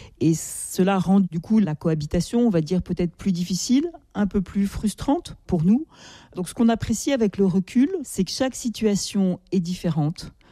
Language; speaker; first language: French; native; French